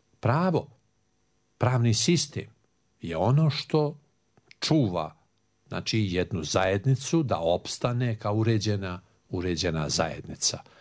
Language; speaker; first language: Serbian; native; Serbian